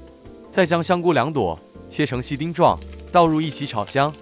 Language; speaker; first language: Chinese; native; Chinese